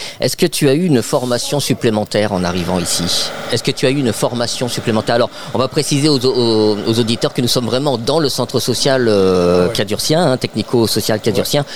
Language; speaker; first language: French; native; French